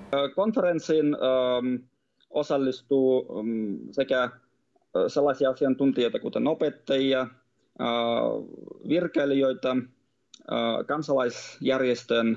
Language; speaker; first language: Finnish; non-native, fluent; Russian